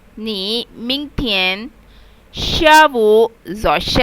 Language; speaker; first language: Chinese; non-native, fluent; Urdu